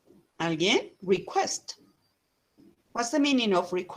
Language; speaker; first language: English; non-native, fluent; Spanish